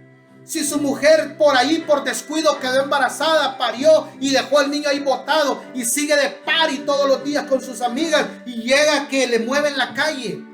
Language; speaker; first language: Spanish; native; Spanish